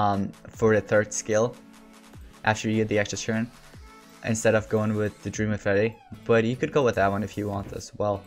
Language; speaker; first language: English; native; English